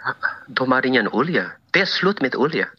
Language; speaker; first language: Swedish; non-native, fluent; Spanish